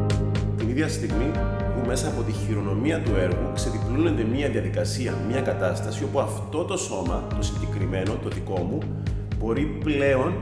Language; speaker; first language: Greek; native; Greek